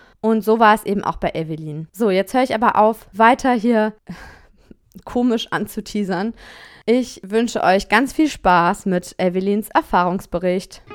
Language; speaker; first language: German; native; German